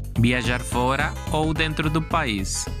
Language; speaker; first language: Portuguese; non-native, learner; Spanish